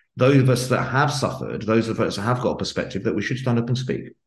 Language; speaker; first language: English; native; English